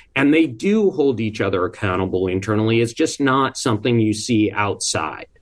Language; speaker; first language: English; early bilingual, other home language; Hindi